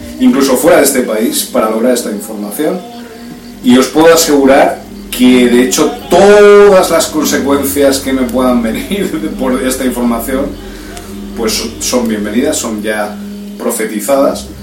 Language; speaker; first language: Spanish; native; Spanish